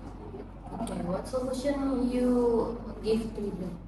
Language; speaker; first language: English; non-native, learner; Indonesian